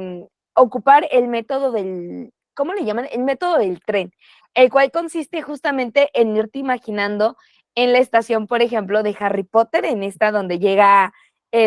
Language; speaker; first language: Spanish; native; Spanish